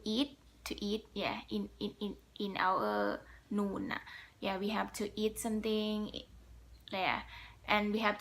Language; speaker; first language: English; non-native, learner; Thai